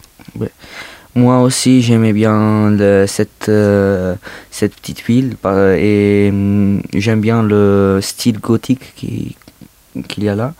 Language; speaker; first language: French; non-native, learner; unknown